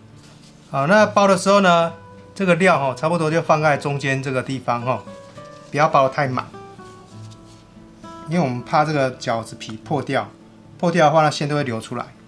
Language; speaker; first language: Chinese; native; Chinese